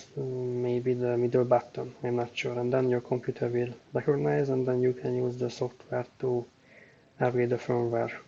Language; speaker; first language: English; non-native, fluent; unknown